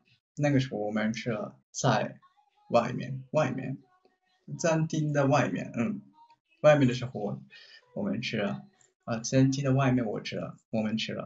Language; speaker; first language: Chinese; non-native, learner; Japanese